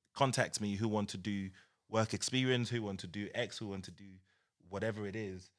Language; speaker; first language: English; native; English